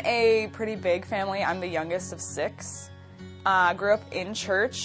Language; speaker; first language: English; native; English